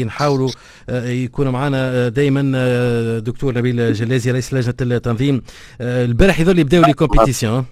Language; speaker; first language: Arabic; native; Arabic